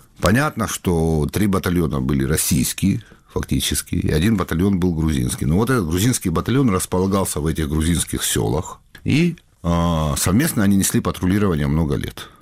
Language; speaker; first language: Russian; non-native, local second language; Georgian